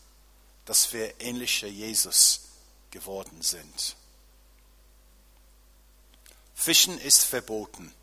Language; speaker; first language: German; non-native, fluent; English